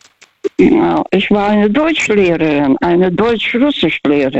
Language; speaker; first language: German; non-native, fluent; Russian